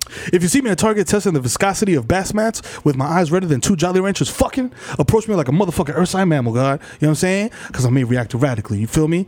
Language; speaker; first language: English; early bilingual, other home language; Spanish